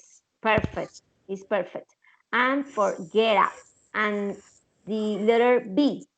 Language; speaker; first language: English; non-native, learner; Spanish